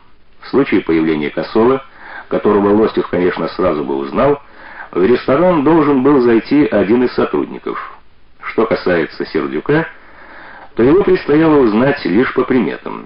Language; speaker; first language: Russian; native; Russian